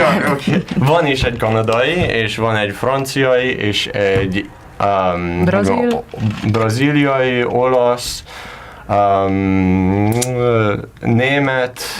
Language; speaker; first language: Hungarian; non-native, learner; English